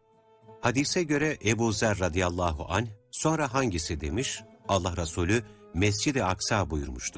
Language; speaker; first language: Turkish; native; Turkish